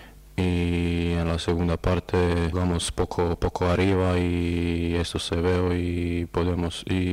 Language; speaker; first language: Spanish; non-native, learner; Croatian